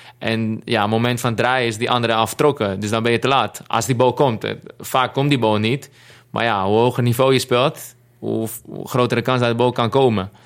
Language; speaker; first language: Dutch; non-native, fluent; Greek